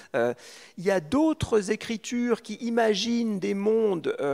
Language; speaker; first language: French; native; French